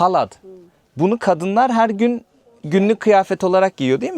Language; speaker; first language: Turkish; native; Turkish